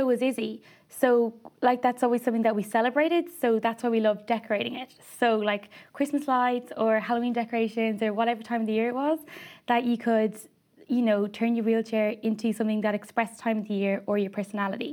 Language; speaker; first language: English; native; English